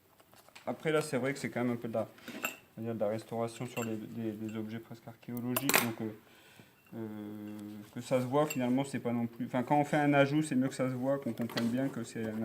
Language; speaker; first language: French; native; French